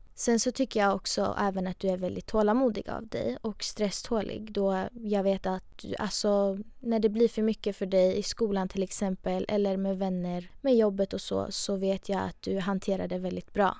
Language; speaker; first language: Swedish; early bilingual, other home language; Persian